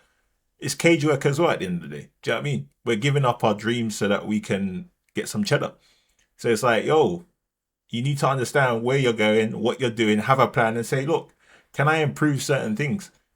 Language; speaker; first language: English; native; English